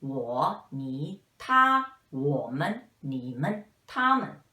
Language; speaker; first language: Chinese; non-native, fluent; English